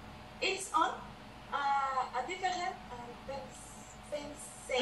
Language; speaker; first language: French; non-native, learner; Spanish